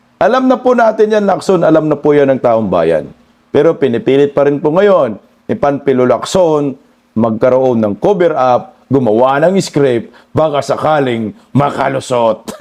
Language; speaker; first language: Filipino; non-native, local second language; Cebuano